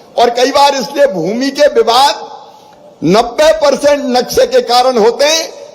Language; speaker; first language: Hindi; native; Hindi